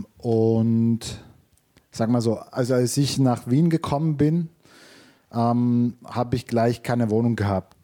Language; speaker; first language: German; non-native, fluent; Italian